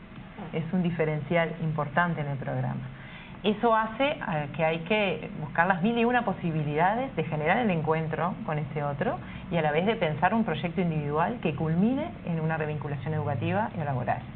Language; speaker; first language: Spanish; native; Spanish